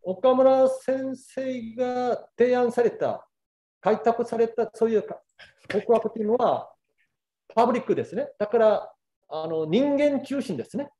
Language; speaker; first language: Japanese; non-native, fluent; Korean